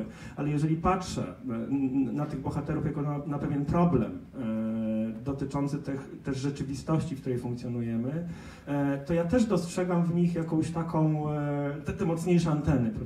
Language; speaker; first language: Polish; native; Polish